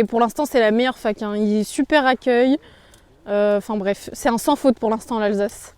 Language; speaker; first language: French; native; French